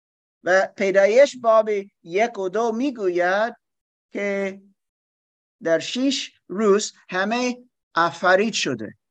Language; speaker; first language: Persian; non-native, fluent; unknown